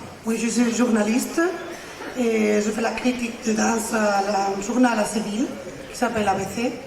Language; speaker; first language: French; non-native, learner; Spanish